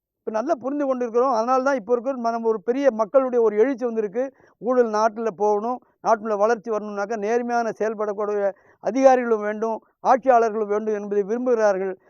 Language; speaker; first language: Tamil; non-native, local second language; Hindi